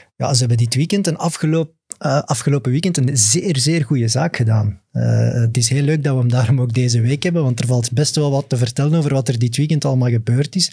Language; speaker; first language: Dutch; native; Dutch